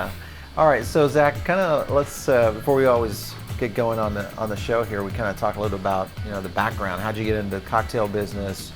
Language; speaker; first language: English; native; English